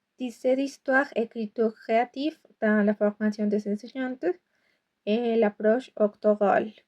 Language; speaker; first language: French; non-native, fluent; Spanish